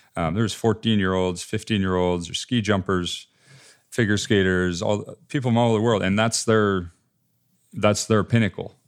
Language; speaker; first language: English; native; English